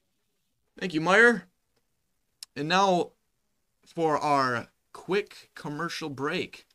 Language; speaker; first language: English; native; English